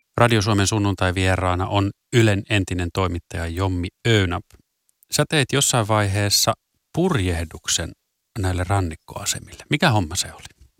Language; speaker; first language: Finnish; native; Finnish